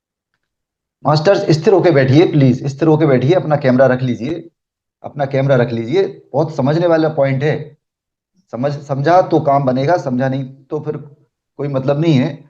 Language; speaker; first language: Hindi; native; Hindi